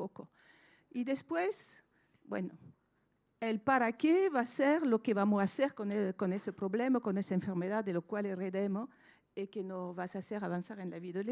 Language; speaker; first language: Spanish; non-native, fluent; French